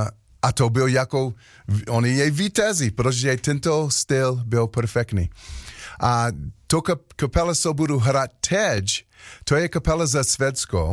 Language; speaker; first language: Czech; non-native, learner; English